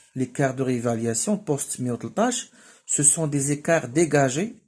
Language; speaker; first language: French; non-native, local second language; Arabic